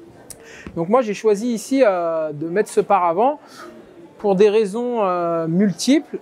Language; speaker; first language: French; native; French